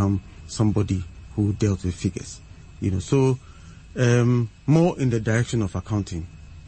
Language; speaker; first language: English; non-native, local second language; Akan